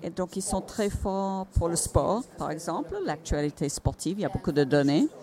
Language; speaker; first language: French; non-native, fluent; Finnish